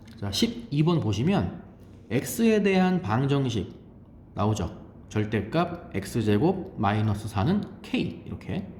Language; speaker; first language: Korean; native; Korean